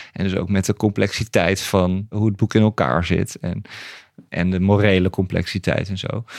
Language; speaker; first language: Dutch; native; Dutch